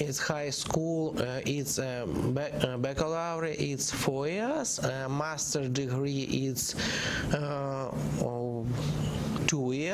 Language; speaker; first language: English; non-native, learner; Ukrainian